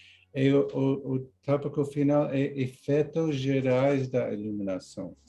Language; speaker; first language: Portuguese; non-native, learner; English